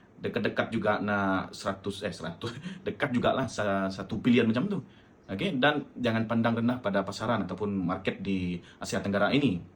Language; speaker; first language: Malay; native; Malay